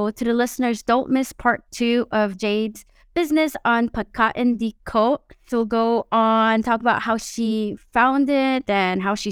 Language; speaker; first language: English; early bilingual, other home language; Filipino